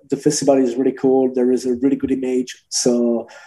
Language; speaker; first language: English; non-native, learner; French